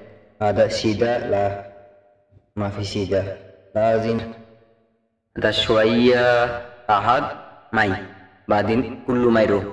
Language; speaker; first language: Arabic; non-native, learner; Bangla